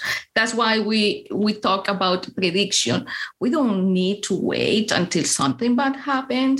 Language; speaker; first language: English; non-native, fluent; Spanish